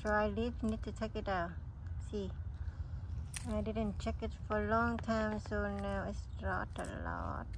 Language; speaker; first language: English; non-native, learner; Vietnamese